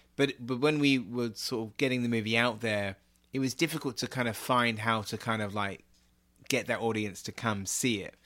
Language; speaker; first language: English; native; English